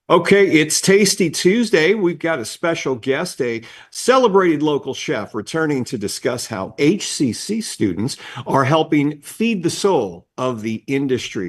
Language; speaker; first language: English; native; English